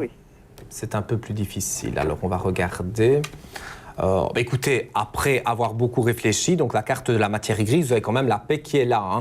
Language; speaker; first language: French; native; French